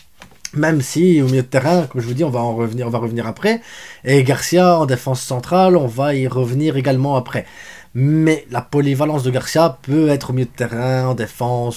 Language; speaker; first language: French; native; French